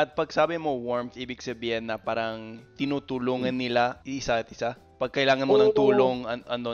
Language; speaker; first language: Filipino; non-native, fluent; English